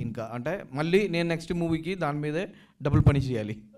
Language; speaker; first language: Telugu; non-native, learner; Malayalam